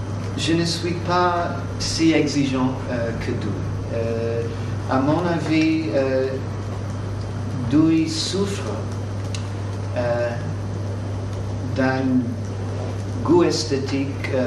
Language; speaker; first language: French; non-native, fluent; English